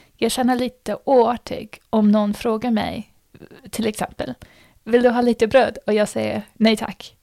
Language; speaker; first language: Swedish; non-native, fluent; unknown